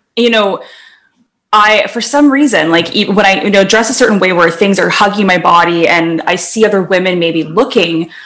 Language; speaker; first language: English; native; English